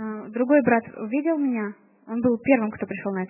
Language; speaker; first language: Russian; native; Russian